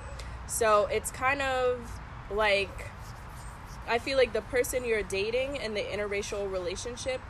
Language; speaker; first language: English; native; English